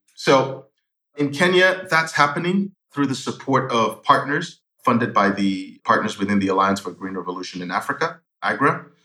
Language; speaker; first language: English; non-native, local second language; Yoruba